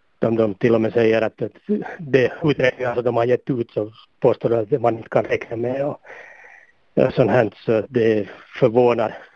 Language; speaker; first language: Swedish; native; Swedish